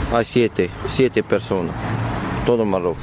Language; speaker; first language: Spanish; non-native, learner; Arabic